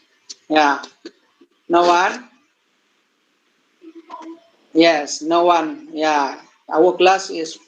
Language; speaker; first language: English; non-native, learner; Indonesian